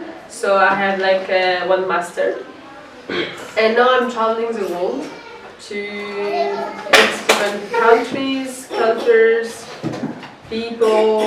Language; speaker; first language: English; non-native, fluent; French